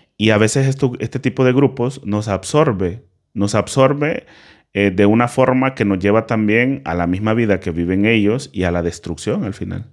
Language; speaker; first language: Spanish; native; Spanish